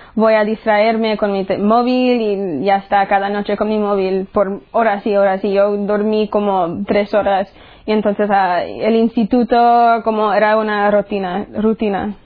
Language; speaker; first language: Spanish; early bilingual, heritage; English